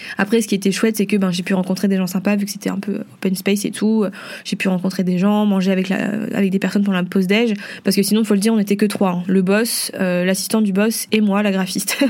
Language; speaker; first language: French; early bilingual, other home language; Vietnamese